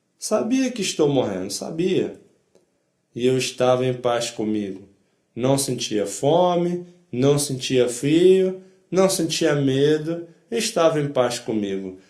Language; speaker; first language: Portuguese; non-native, fluent; Polish